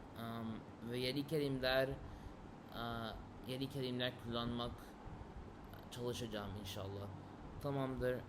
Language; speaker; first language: Turkish; non-native, learner; English